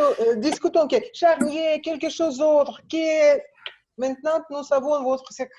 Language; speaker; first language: French; non-native, learner; Russian